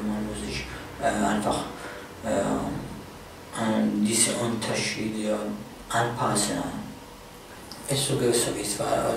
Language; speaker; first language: German; non-native, fluent; Arabic